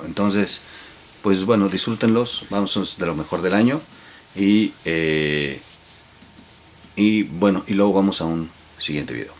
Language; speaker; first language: Spanish; native; Spanish